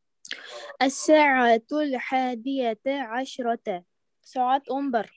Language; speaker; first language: Arabic; non-native, learner; Uzbek